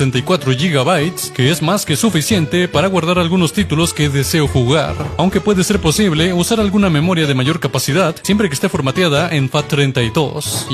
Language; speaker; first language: Spanish; native; Spanish